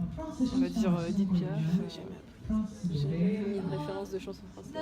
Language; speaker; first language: French; native; French